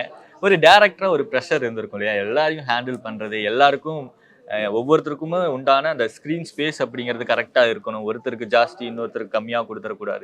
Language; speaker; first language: Tamil; native; Tamil